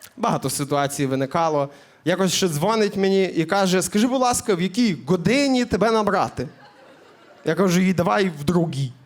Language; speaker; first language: Ukrainian; native; Ukrainian